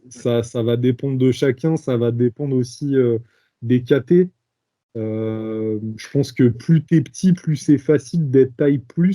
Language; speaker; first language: French; native; French